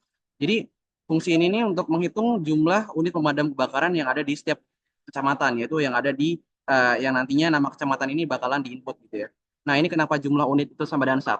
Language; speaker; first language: Indonesian; native; Indonesian